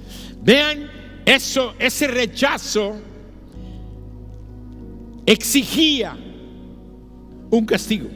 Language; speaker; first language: Spanish; native; Spanish